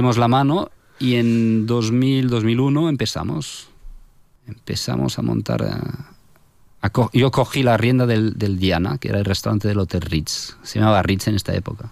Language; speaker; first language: Spanish; non-native, fluent; French